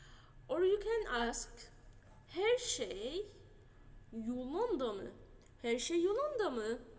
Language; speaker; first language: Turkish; non-native, fluent; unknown